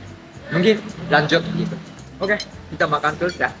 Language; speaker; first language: Indonesian; non-native, fluent; Japanese